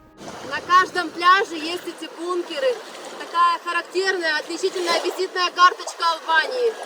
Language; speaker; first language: Russian; native; Russian